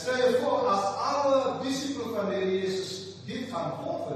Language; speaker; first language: Dutch; non-native, fluent; Indonesian